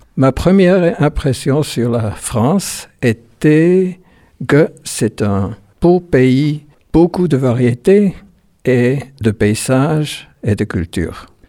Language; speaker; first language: French; non-native, local second language; German